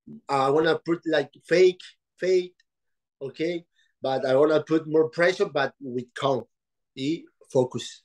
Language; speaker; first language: English; non-native, learner; Spanish